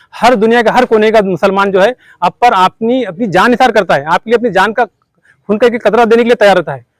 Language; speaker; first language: Hindi; non-native, local second language; Urdu